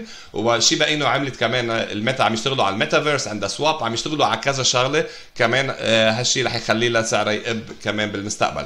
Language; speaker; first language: Arabic; native; Arabic